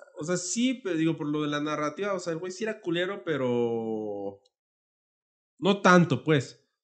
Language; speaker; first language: Spanish; native; Spanish